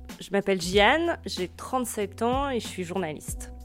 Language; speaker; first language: French; native; French